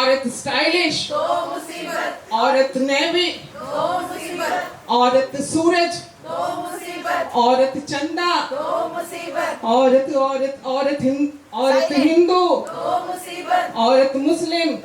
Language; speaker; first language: Hindi; non-native, local second language; Maithili